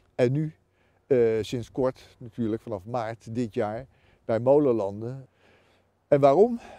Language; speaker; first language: Dutch; native; Dutch